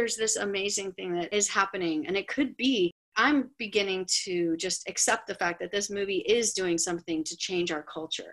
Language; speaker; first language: English; native; English